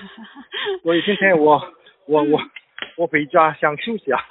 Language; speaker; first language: Chinese; non-native, learner; Korean